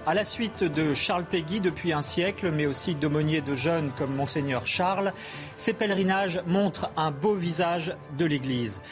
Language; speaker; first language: French; native; French